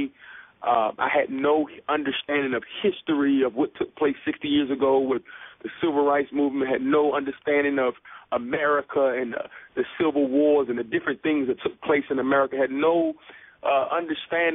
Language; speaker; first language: English; native; English